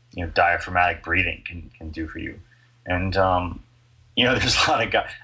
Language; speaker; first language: English; native; English